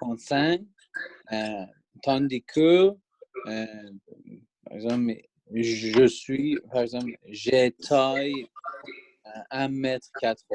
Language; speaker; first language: French; non-native, learner; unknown